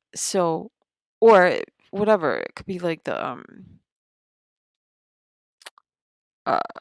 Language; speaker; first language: English; native; English